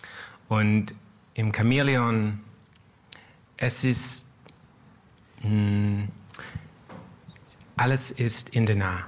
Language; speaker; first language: German; non-native, learner; English